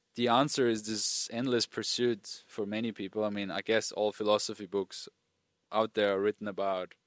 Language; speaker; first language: English; non-native, fluent; German